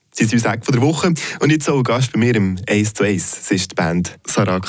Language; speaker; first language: German; native; German